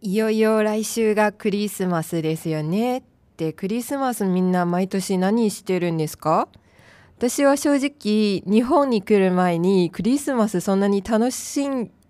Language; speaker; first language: Japanese; non-native, fluent; Chinese